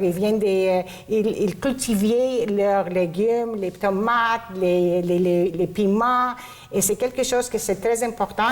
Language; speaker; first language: French; non-native, local second language; Greek